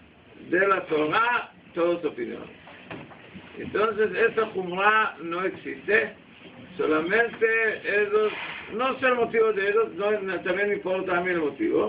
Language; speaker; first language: Spanish; non-native, learner; Hebrew